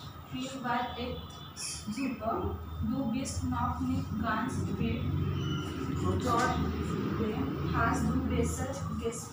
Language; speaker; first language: German; non-native, learner; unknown